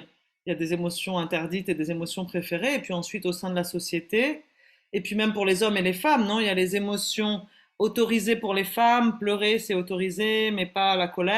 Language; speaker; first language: French; native; French